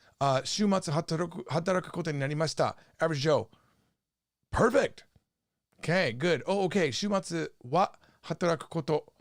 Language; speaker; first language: Japanese; non-native, fluent; English